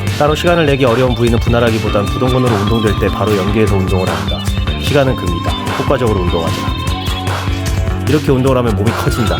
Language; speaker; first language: Korean; native; Korean